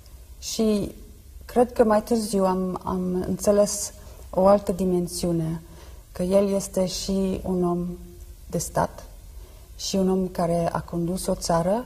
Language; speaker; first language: Romanian; non-native, fluent; French